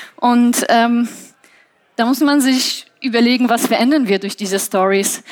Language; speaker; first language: German; non-native, fluent; Polish